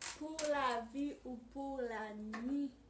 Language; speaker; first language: French; non-native, learner; Haitian Creole